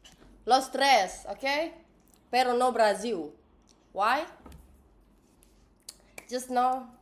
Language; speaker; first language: Spanish; non-native, learner; English